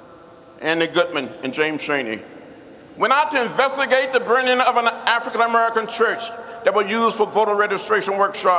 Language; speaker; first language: English; native; English